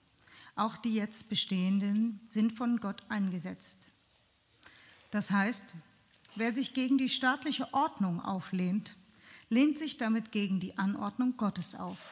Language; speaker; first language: German; native; German